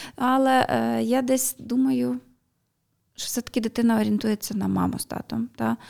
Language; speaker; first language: Ukrainian; native; Ukrainian